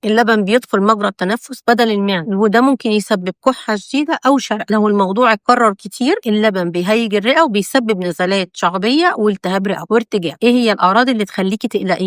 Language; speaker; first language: Arabic; native; Arabic